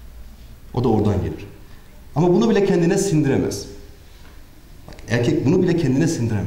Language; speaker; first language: Turkish; native; Turkish